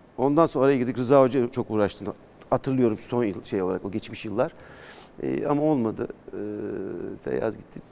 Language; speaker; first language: Turkish; native; Turkish